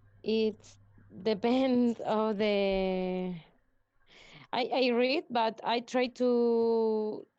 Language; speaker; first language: English; non-native, learner; Spanish